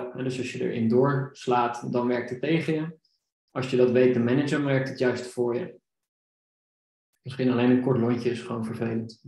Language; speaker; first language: Dutch; native; Dutch